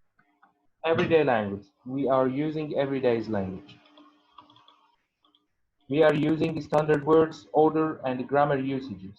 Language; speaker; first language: English; non-native, fluent; Arabic